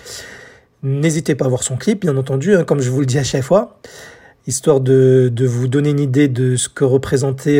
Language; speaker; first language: French; native; French